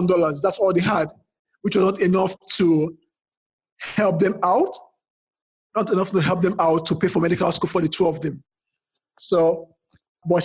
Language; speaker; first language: English; non-native, local second language; Yoruba